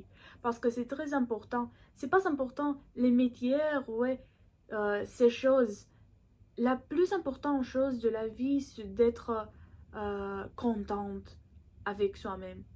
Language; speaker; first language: French; non-native, learner; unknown